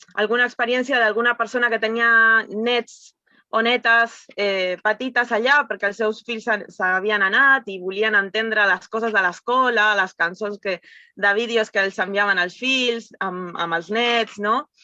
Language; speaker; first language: Catalan; early bilingual, heritage; Spanish